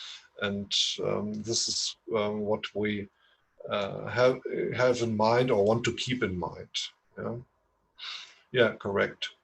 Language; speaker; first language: English; non-native, fluent; German